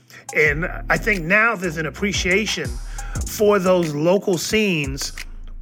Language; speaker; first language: English; native; English